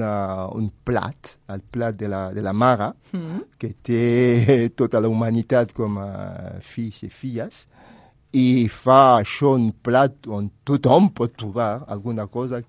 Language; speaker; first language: Catalan; non-native, fluent; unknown